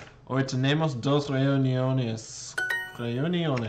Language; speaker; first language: Spanish; non-native, learner; English